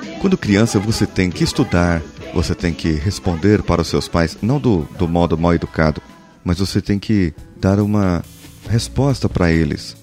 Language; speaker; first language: Portuguese; native; Portuguese